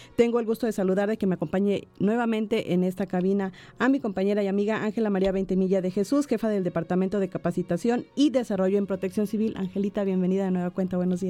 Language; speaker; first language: Spanish; native; Spanish